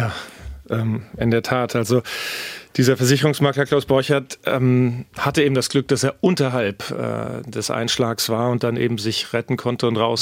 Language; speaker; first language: German; native; German